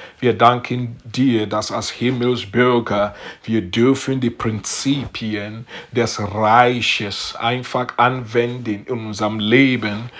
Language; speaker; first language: German; non-native, learner; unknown